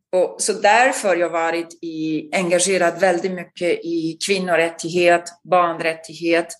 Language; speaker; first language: Swedish; non-native, fluent; Italian